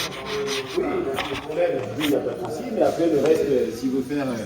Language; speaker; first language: French; native; French